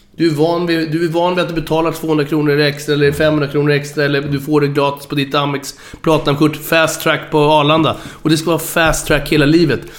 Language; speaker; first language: Swedish; native; Swedish